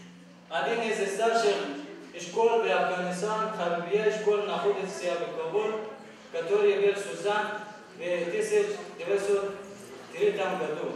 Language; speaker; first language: Russian; non-native, learner; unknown